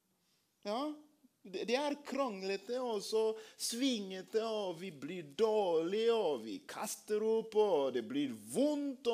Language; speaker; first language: Norwegian; non-native, fluent; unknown